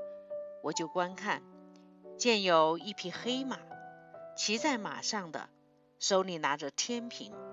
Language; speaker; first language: Chinese; native; Chinese